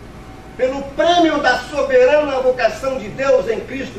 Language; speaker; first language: Portuguese; native; Portuguese